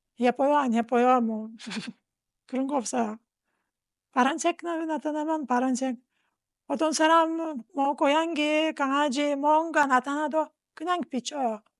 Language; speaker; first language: Korean; non-native, fluent; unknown